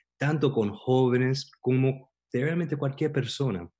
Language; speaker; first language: Spanish; early bilingual, heritage; Spanish